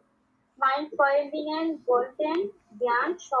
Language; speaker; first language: German; non-native, learner; Bangla